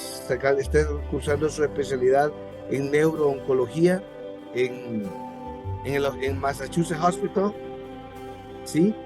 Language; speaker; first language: Spanish; native; Spanish